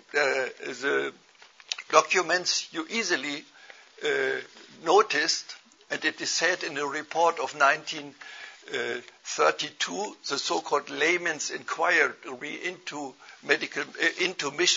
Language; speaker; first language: English; non-native, fluent; German